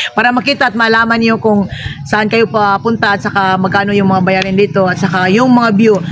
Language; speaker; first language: Filipino; non-native, local second language; Cebuano